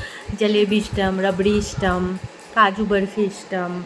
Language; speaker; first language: Telugu; non-native, fluent; Bangla